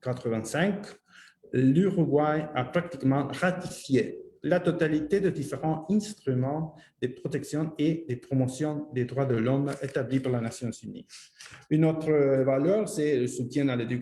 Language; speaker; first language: French; non-native, fluent; Spanish